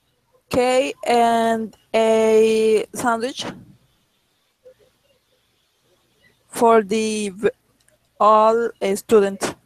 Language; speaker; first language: English; non-native, learner; Spanish